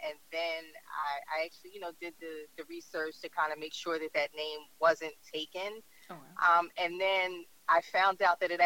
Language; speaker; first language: English; native; English